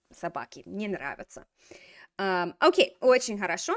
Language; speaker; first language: Russian; non-native, fluent; English